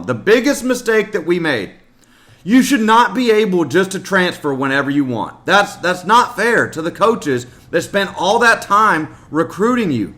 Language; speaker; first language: English; native; English